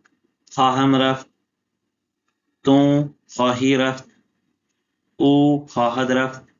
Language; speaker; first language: Persian; non-native, fluent; Urdu